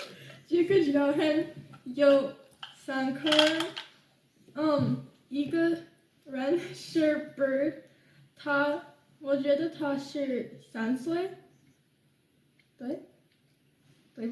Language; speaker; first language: Chinese; non-native, learner; English